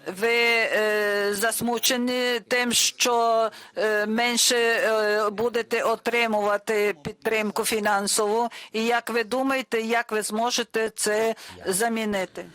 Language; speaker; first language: Ukrainian; early bilingual, heritage; Ukrainian